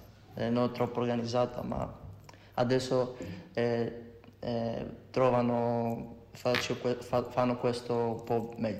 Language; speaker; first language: Italian; non-native, learner; Greek